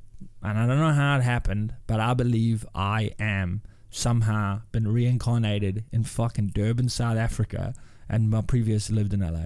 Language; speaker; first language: English; native; English